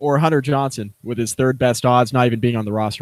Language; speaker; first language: English; native; English